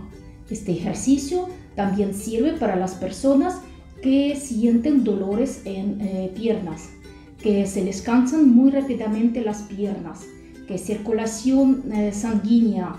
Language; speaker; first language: Spanish; non-native, fluent; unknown